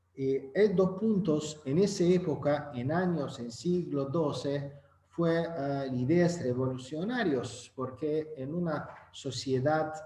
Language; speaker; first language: Spanish; non-native, fluent; Azerbaijani